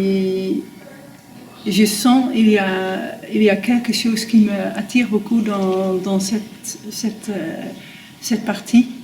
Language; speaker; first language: French; non-native, fluent; Dutch